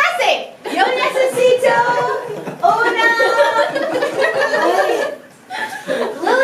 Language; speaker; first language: Spanish; non-native, fluent; English